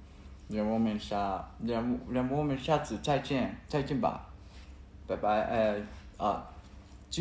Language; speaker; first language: Chinese; non-native, learner; Japanese